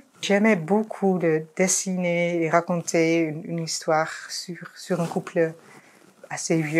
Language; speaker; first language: French; non-native, fluent; Dutch